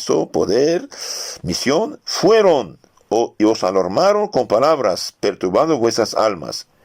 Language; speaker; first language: Spanish; non-native, fluent; French